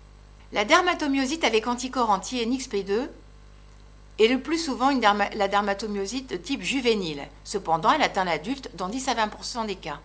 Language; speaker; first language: French; native; French